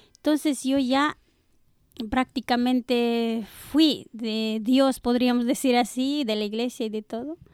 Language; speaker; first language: Spanish; native; Spanish